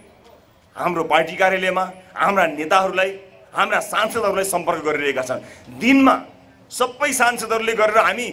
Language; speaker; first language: Nepali; native; Nepali